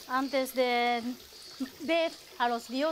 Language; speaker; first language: Spanish; non-native, learner; Japanese